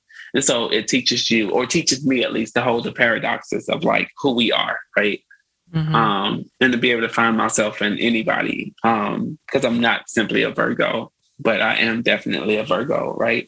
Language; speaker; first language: English; native; English